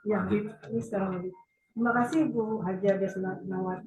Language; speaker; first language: Indonesian; native; Indonesian